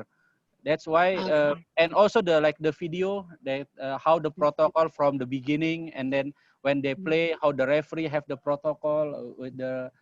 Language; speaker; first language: English; non-native, learner; Indonesian